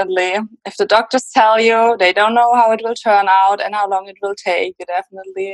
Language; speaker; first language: English; non-native, fluent; German